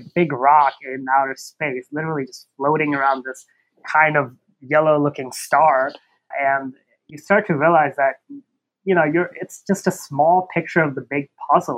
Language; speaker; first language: English; non-native, local second language; Bangla